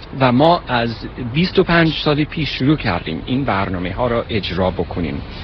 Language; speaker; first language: Persian; non-native, fluent; English